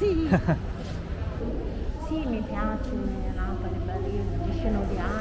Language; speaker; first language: Italian; non-native, learner; Kyrgyz